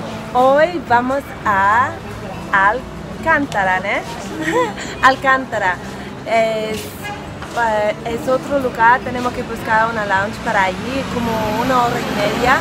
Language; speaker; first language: Spanish; non-native, learner; English